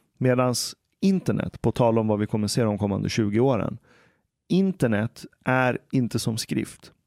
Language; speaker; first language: Swedish; early bilingual, other home language; Persian